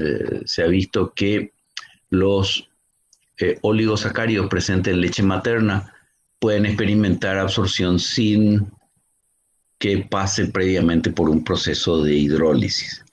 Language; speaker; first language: Spanish; native; Spanish